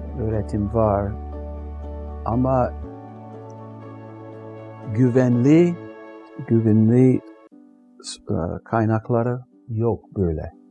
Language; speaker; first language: Turkish; non-native, fluent; English